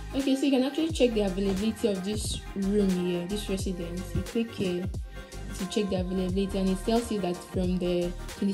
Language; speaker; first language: English; non-native, local second language; Ibibio